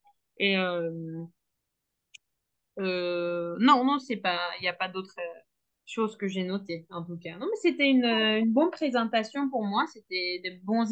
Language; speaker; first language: French; non-native, fluent; Turkish